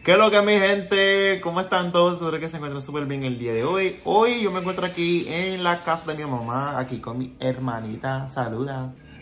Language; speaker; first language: Spanish; non-native, fluent; English